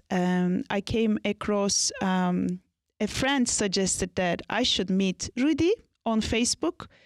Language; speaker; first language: English; non-native, fluent; Turkish